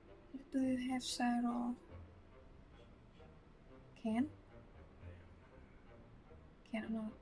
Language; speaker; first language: English; non-native, learner; Vietnamese